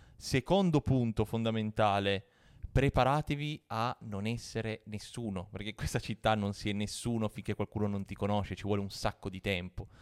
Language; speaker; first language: Italian; native; Italian